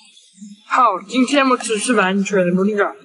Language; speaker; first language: Chinese; early bilingual, heritage; Chinese